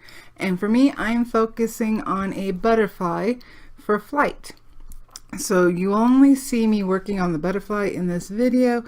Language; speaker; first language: English; native; English